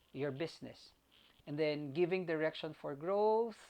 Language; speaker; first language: English; non-native, local second language; Filipino